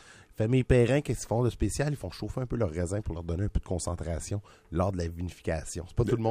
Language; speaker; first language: French; native; French